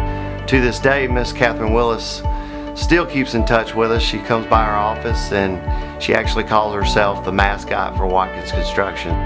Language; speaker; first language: English; native; English